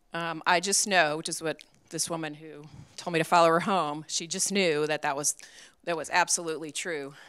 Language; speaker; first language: English; native; English